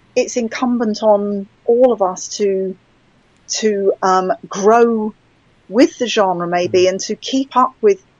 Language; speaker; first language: English; native; English